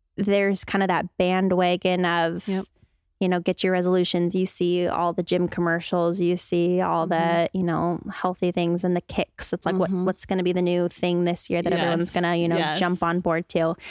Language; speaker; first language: English; native; English